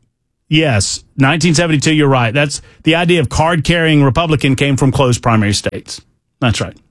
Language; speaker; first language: English; native; English